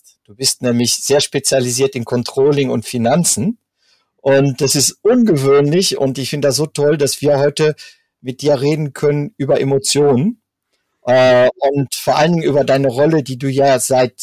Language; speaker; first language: German; native; German